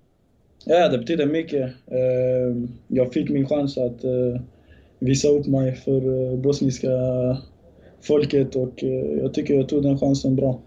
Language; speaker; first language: Swedish; early bilingual, other home language; Bosnian